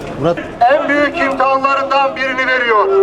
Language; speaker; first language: Turkish; native; Turkish